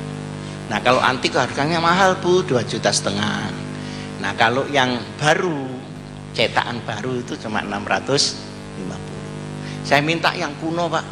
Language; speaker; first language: Indonesian; non-native, local second language; Javanese